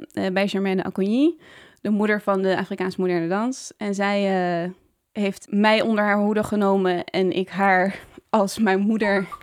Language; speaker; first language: Dutch; native; Dutch